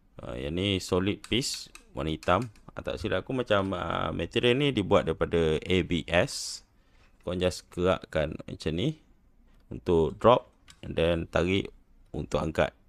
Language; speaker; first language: Malay; native; Malay